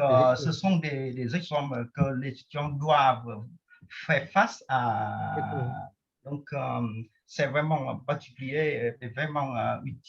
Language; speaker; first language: French; non-native, fluent; Vietnamese